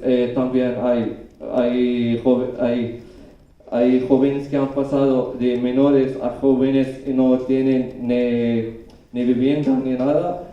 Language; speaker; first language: Spanish; non-native, learner; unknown